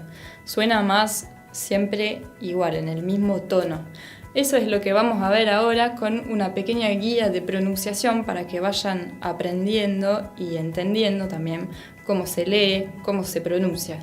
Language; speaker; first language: Spanish; non-native, fluent; French